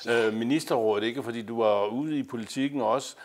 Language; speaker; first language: Danish; native; Danish